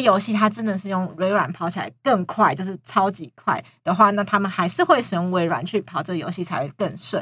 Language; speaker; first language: Chinese; native; Chinese